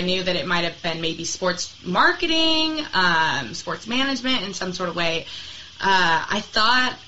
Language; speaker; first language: English; native; English